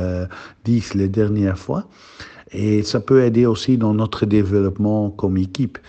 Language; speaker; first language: French; non-native, fluent; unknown